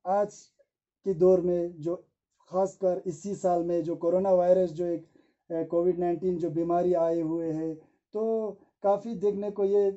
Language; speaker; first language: Hindi; non-native, local second language; Ladakhi